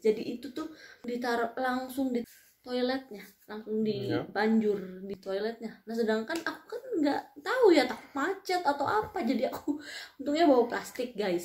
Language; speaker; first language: Indonesian; non-native, local second language; Javanese